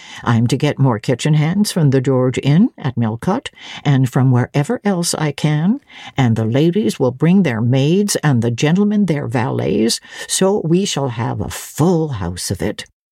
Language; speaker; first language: English; native; English